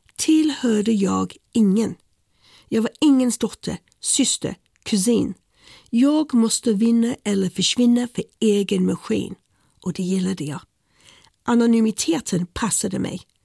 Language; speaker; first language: Swedish; non-native, fluent; English